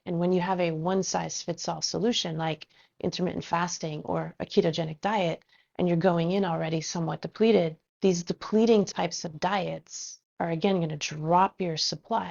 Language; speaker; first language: English; native; English